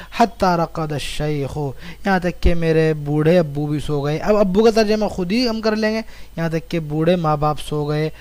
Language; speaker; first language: Urdu; native; Urdu